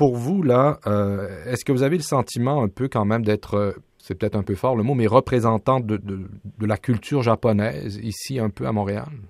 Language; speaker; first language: French; native; French